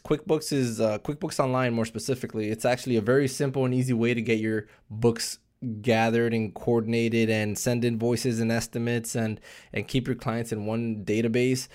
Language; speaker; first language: English; early bilingual, other home language; Spanish